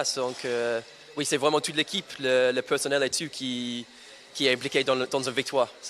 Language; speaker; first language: French; non-native, learner; English